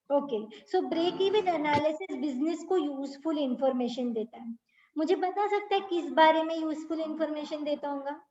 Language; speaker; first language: Hindi; native; Hindi